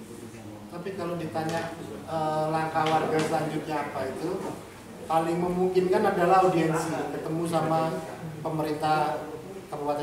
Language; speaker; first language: Indonesian; native; Indonesian